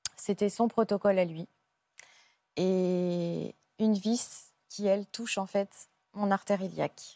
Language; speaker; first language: French; native; French